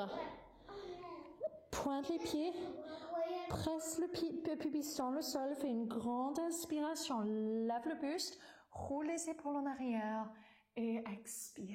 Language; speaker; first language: French; non-native, fluent; English